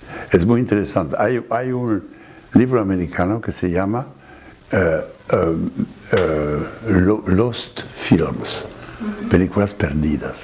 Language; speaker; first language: Spanish; non-native, fluent; French